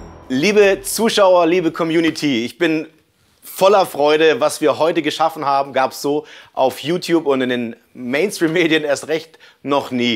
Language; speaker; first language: German; native; German